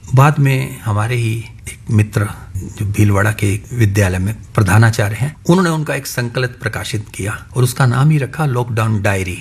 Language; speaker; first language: Hindi; non-native, local second language; Punjabi